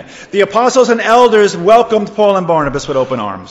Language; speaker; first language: English; native; English